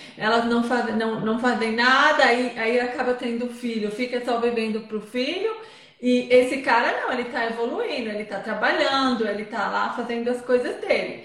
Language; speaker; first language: Portuguese; native; Portuguese